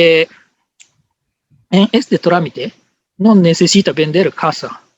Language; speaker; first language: Spanish; non-native, learner; Japanese